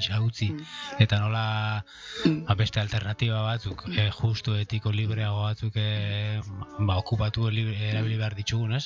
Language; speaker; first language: Basque; native; Basque